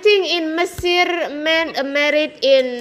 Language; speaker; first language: English; non-native, learner; Indonesian